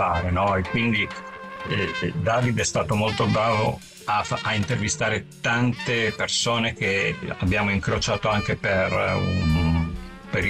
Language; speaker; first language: Italian; native; Italian